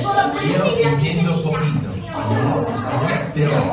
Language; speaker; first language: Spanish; non-native, learner; Italian